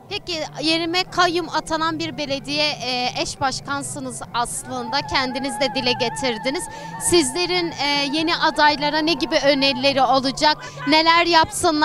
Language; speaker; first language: Turkish; native; Turkish